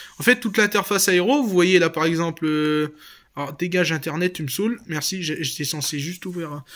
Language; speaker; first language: French; native; French